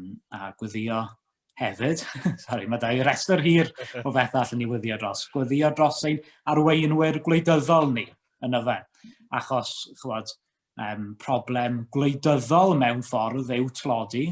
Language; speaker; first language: Welsh; native; Welsh